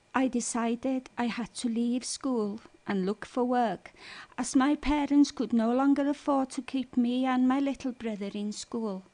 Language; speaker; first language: English; non-native, local second language; Welsh